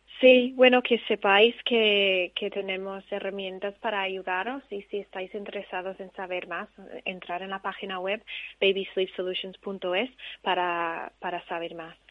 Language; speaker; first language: Spanish; non-native, fluent; English